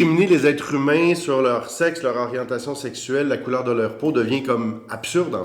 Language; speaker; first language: French; native; French